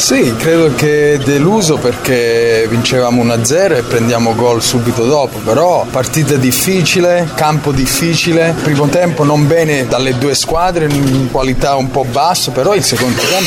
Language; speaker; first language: Italian; early bilingual, heritage; Italian